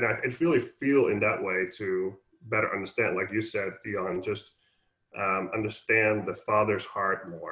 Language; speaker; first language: English; non-native, fluent; Dutch